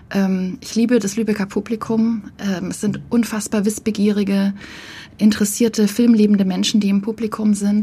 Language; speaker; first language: German; native; German